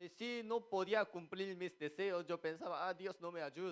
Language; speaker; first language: Spanish; non-native, fluent; Korean